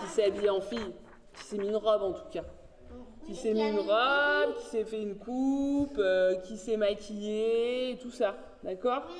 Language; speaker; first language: French; native; French